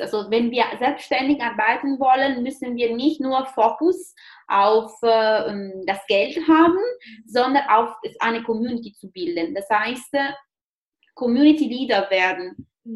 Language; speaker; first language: German; non-native, fluent; Italian